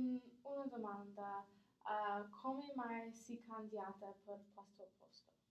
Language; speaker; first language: Italian; non-native, learner; English